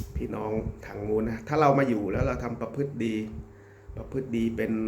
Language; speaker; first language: Thai; native; Thai